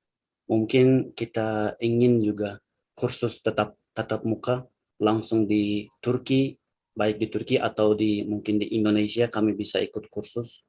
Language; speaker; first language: Indonesian; non-native, learner; Turkish